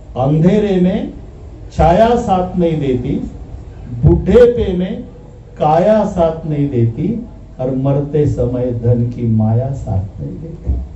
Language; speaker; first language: Hindi; non-native, local second language; Marathi